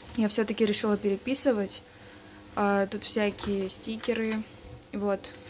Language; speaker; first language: Russian; non-native, local second language; Uzbek